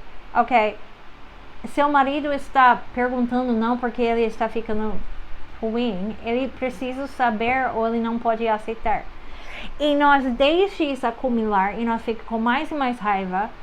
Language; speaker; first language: Portuguese; non-native, fluent; English